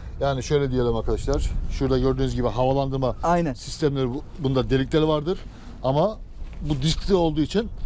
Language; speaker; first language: Turkish; native; Turkish